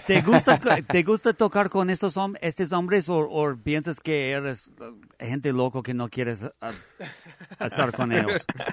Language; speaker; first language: Spanish; non-native, learner; English